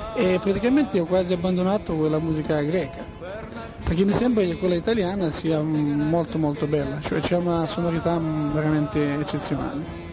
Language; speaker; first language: Italian; non-native, fluent; Greek